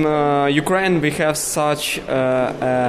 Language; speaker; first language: English; non-native, learner; Ukrainian